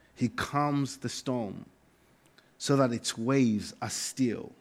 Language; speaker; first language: English; non-native, local second language; Nyanja